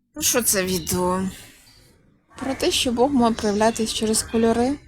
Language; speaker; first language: Ukrainian; native; Ukrainian